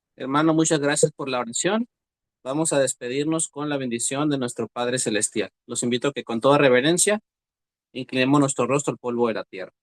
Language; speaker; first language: Spanish; native; Spanish